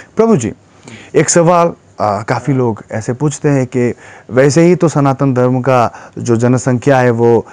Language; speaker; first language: Hindi; non-native, fluent; Bangla